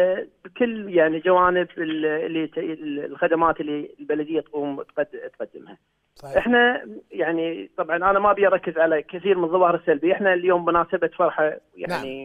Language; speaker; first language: Arabic; native; Arabic